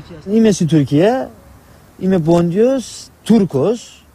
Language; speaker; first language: Greek; early bilingual, heritage; Turkish